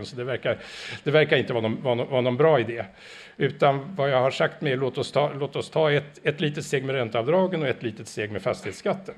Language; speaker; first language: Swedish; native; Swedish